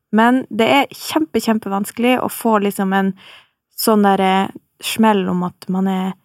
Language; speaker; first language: Norwegian; native; Norwegian